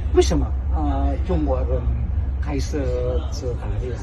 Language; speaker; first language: Chinese; non-native, learner; Indonesian